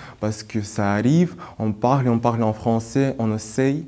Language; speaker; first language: French; non-native, learner; Russian